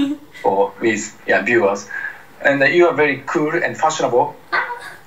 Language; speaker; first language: English; non-native, learner; Japanese